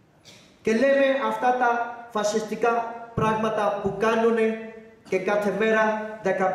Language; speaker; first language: Greek; non-native, learner; Urdu